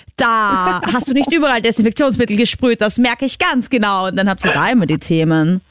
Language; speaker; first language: German; native; German